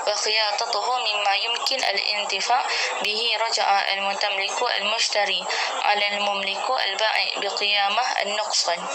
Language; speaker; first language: Arabic; non-native, learner; Malay